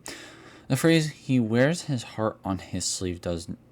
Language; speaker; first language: English; native; English